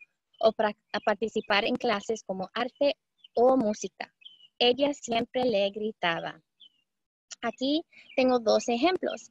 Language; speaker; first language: Spanish; early bilingual, heritage; Spanish